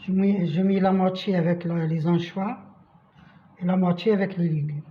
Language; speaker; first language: French; non-native, local second language; Arabic